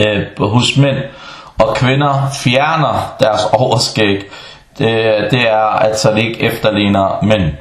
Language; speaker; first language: Danish; non-native, fluent; Arabic